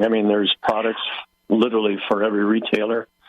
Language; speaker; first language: English; native; English